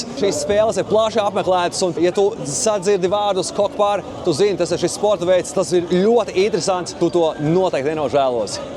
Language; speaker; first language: Latvian; native; Latvian